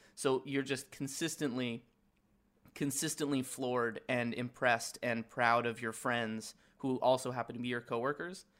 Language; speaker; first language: English; native; English